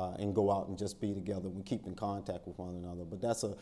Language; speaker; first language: English; native; English